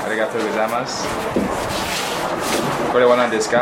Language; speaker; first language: Japanese; non-native, fluent; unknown